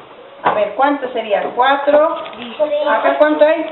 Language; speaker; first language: Spanish; native; Spanish